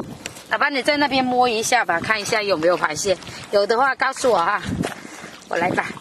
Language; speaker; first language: Chinese; native; Chinese